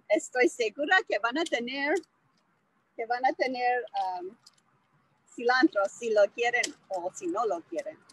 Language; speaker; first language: Spanish; non-native, fluent; English